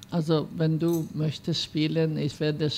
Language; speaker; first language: German; non-native, fluent; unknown